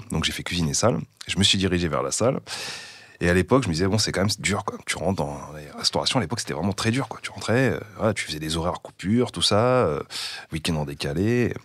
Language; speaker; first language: French; native; French